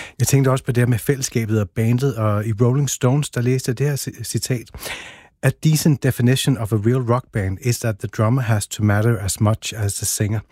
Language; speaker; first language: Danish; native; Danish